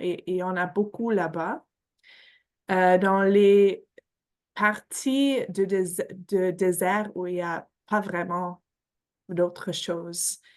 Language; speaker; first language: French; non-native, fluent; English